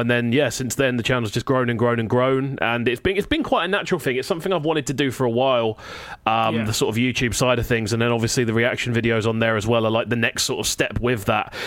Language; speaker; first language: English; native; English